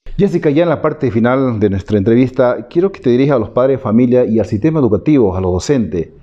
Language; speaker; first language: Spanish; native; Spanish